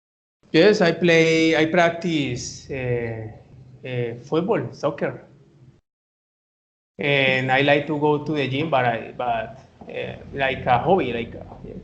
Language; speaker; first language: English; non-native, learner; Spanish